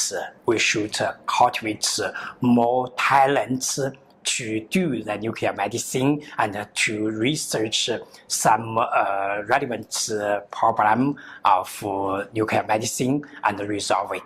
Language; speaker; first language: English; non-native, learner; Chinese